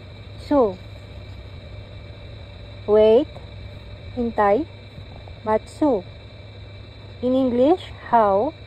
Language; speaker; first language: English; non-native, local second language; Filipino